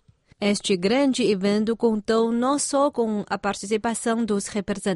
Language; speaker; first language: Portuguese; non-native, fluent; Chinese